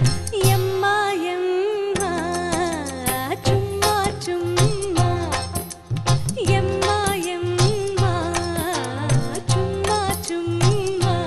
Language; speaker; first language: Telugu; native; Telugu